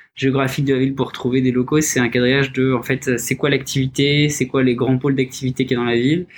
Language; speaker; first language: French; native; French